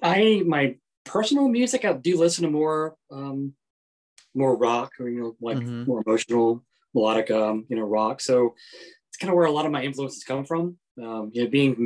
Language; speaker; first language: English; native; English